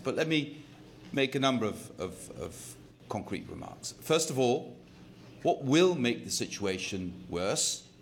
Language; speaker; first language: English; non-native, fluent; Dutch